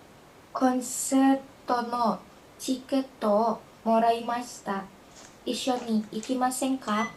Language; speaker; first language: Japanese; non-native, learner; Indonesian